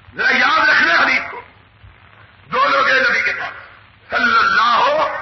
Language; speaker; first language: Urdu; non-native, local second language; Punjabi